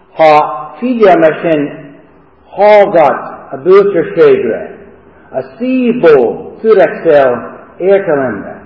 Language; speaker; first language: Hungarian; non-native, learner; English